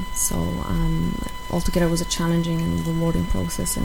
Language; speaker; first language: English; non-native, fluent; Polish